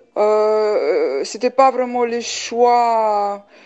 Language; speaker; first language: French; non-native, fluent; Uzbek